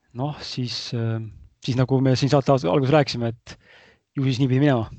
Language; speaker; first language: Estonian; native; Estonian